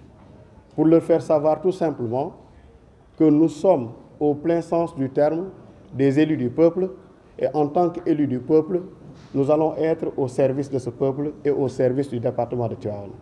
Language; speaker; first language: French; non-native, local second language; Wolof